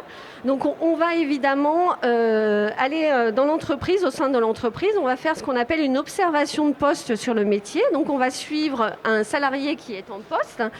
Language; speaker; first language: French; native; French